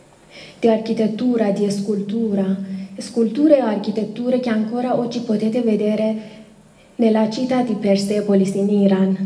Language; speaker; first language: Italian; non-native, fluent; Persian